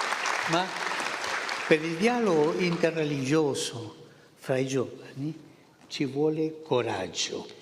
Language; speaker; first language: Italian; early bilingual, heritage; Spanish